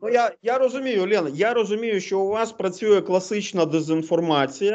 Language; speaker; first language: Ukrainian; native; Ukrainian